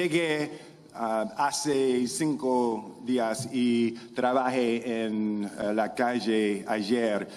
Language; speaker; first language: Spanish; non-native, learner; English